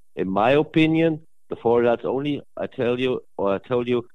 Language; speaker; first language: English; non-native, learner; German